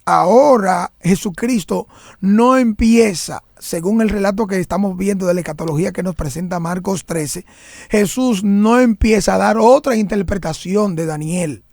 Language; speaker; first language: Spanish; native; Spanish